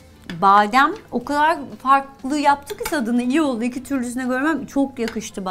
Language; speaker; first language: Turkish; native; Turkish